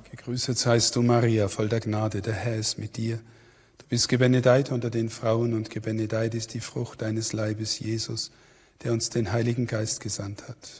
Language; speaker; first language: German; native; German